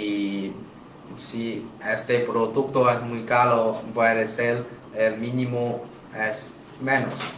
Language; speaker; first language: Spanish; non-native, learner; Chinese